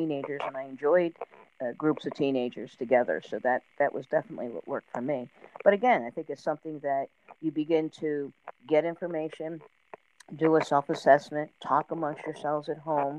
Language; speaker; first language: English; native; English